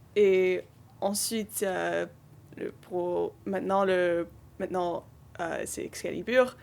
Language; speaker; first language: French; non-native, local second language; English